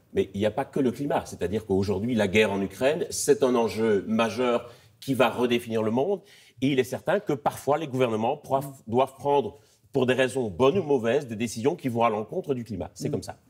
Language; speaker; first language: French; native; French